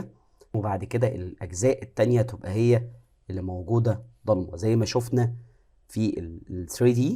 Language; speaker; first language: Arabic; native; Arabic